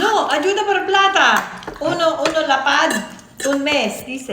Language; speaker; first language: Spanish; non-native, learner; Filipino